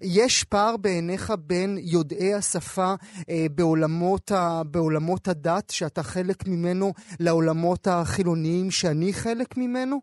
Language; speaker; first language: Hebrew; native; Hebrew